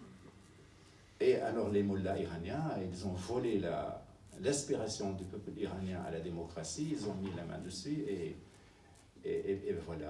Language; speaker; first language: French; non-native, fluent; Arabic